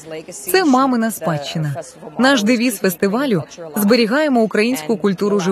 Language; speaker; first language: Ukrainian; early bilingual, heritage; Ukrainian